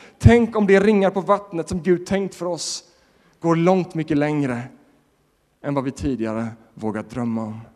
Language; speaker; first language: Swedish; native; Swedish